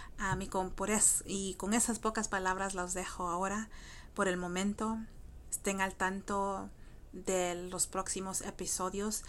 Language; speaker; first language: Spanish; early bilingual, heritage; Spanish